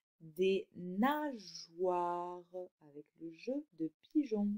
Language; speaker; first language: French; native; French